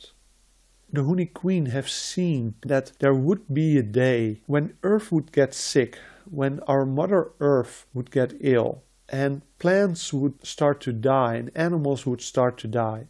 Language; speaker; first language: English; non-native, fluent; Dutch